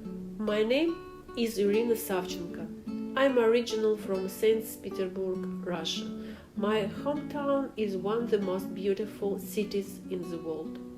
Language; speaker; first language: English; non-native, learner; Russian